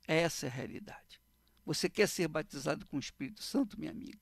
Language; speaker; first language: Portuguese; native; Portuguese